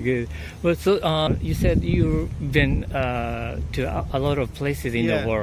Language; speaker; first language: English; non-native, learner; Japanese